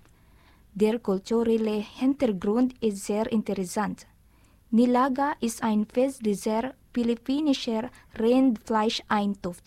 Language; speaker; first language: German; non-native, learner; Filipino